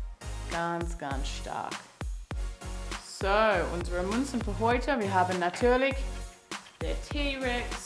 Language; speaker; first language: German; non-native, learner; English